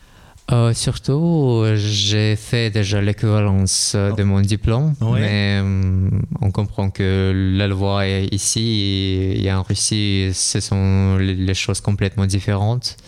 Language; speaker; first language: French; non-native, fluent; Russian